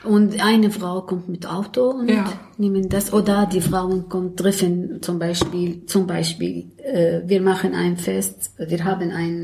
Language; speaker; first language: German; non-native, learner; Arabic